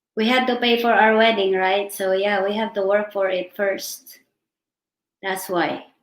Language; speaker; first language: English; non-native, local second language; Filipino